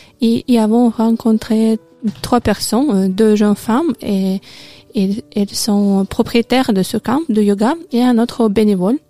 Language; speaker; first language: French; non-native, learner; Russian